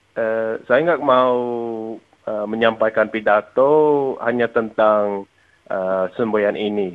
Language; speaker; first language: Indonesian; non-native, learner; English